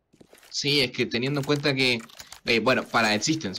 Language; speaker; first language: Spanish; native; Spanish